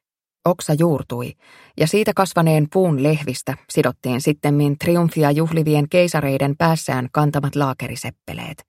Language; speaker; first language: Finnish; native; Finnish